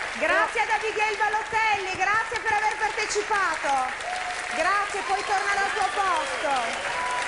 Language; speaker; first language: Italian; native; Italian